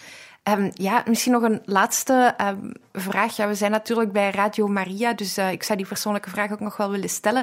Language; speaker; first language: Dutch; native; Dutch